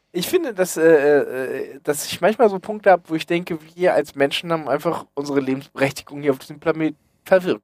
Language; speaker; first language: German; native; German